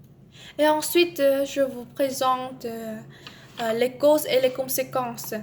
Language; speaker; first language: French; non-native, learner; Vietnamese